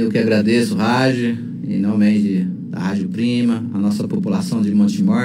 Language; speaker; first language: Portuguese; native; Portuguese